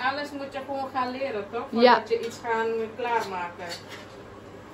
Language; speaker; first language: Dutch; non-native, local second language; Caribbean Hindustani